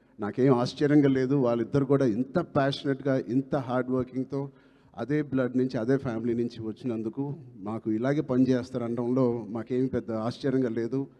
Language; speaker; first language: Telugu; native; Telugu